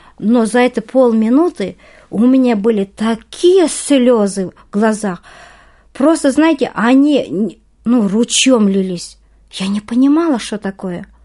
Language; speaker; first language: Russian; non-native, local second language; Kazakh